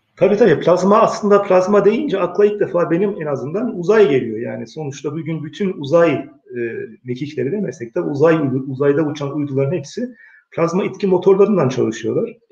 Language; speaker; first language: Turkish; early bilingual, heritage; Turkish